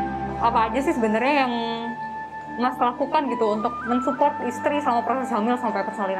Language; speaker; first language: Indonesian; native; Indonesian